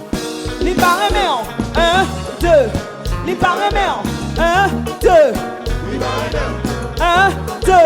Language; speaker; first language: French; non-native, local second language; Haitian Creole